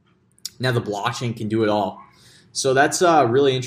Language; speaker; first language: English; native; English